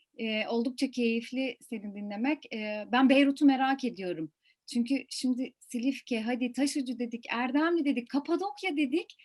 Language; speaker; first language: Turkish; native; Turkish